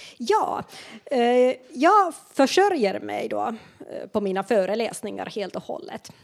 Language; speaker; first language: Swedish; non-native, local second language; Finnish